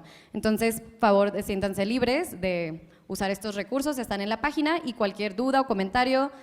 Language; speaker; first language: Spanish; native; Spanish